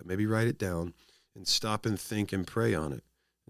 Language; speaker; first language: English; native; English